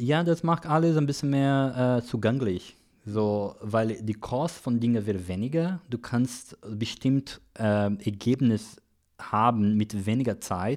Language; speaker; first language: German; non-native, learner; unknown